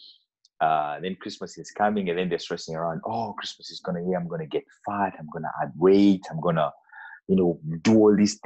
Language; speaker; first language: English; non-native, local second language; Ganda